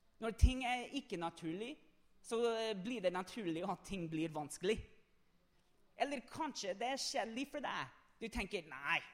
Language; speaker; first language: Norwegian; non-native, fluent; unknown